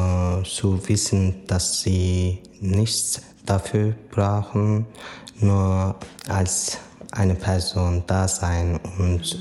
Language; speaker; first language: German; non-native, learner; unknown